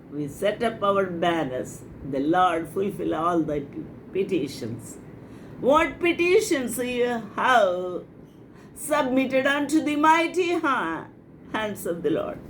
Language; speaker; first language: English; non-native, local second language; Telugu